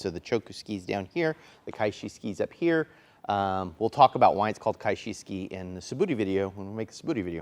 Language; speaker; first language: English; native; English